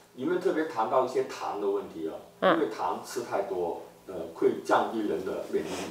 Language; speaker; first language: Chinese; native; Chinese